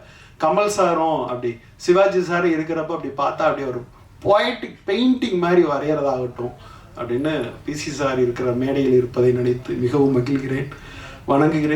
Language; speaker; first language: Tamil; native; Tamil